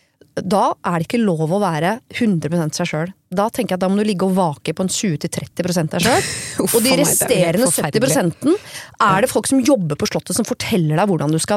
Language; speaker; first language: Norwegian; native; Norwegian